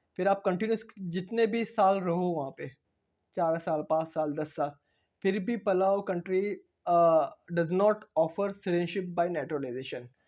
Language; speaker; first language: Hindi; non-native, local second language; Marathi